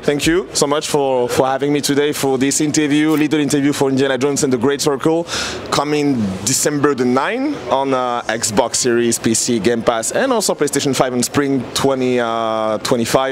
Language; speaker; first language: English; non-native, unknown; French